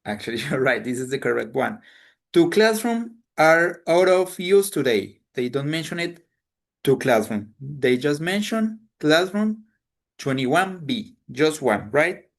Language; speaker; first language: English; non-native, fluent; Spanish